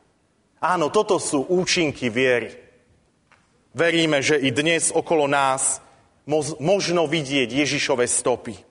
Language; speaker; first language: Slovak; native; Slovak